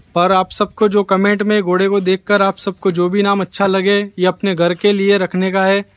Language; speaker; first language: Hindi; non-native, local second language; Gujarati